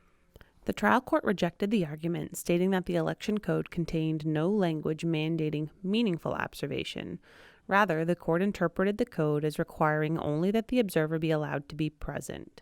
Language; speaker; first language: English; native; English